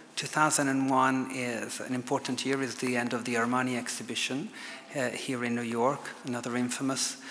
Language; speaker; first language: English; non-native, fluent; Italian